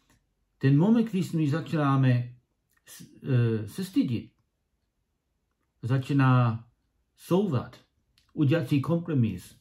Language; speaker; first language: Czech; non-native, learner; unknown